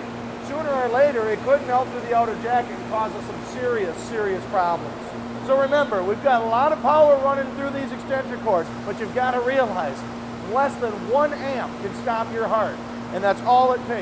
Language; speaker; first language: English; native; English